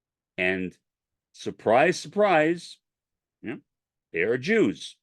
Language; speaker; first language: English; native; English